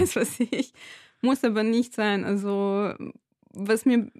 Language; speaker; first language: German; non-native, fluent; Serbian